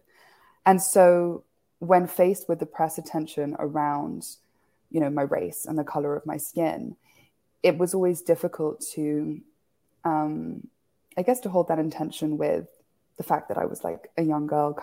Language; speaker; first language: English; native; English